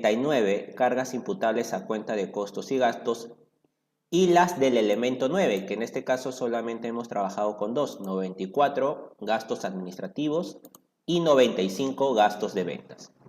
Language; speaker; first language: Spanish; native; Spanish